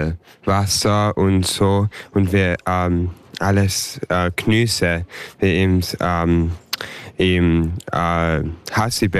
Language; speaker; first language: German; early bilingual, heritage; English